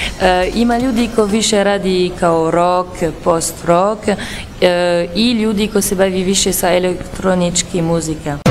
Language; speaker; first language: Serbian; non-native, learner; French